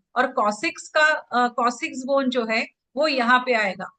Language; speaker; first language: Hindi; non-native, local second language; Marathi